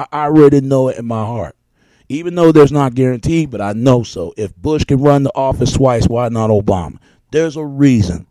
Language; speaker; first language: English; native; English